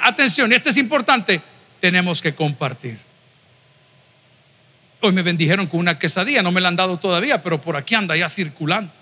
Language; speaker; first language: Spanish; native; Spanish